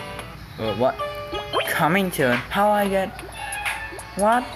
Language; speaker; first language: English; non-native, learner; Indonesian